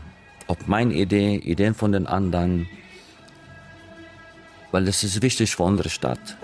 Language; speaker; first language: German; non-native, fluent; Arabic